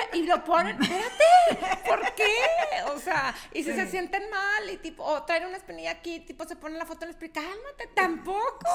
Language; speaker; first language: Spanish; native; Spanish